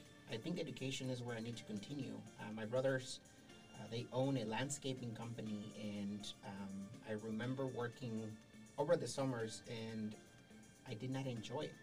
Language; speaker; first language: English; non-native, fluent; Spanish